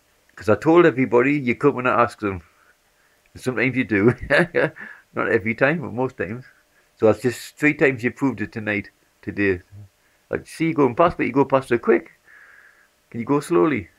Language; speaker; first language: English; native; English